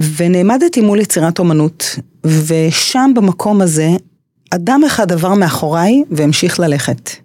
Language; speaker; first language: Hebrew; early bilingual, other home language; English